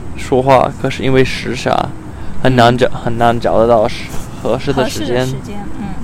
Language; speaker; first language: Chinese; non-native, fluent; English